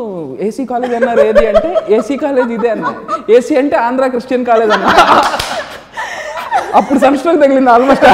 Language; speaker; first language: Telugu; native; Telugu